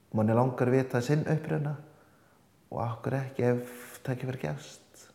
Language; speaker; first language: Icelandic; early bilingual, other home language; Indonesian